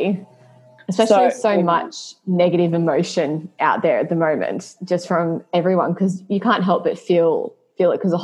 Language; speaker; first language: English; native; English